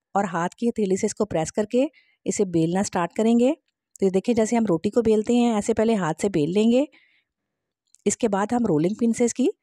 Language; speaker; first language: Hindi; native; Hindi